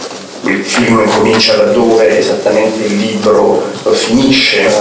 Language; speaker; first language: Italian; native; Italian